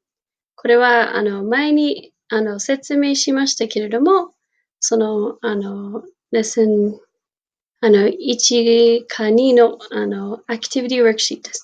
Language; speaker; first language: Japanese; non-native, fluent; English